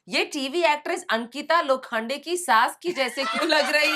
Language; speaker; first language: Hindi; non-native, local second language; Malayalam